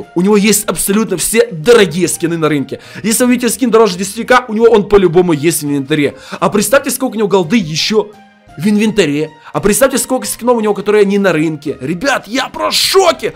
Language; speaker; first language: Russian; native; Russian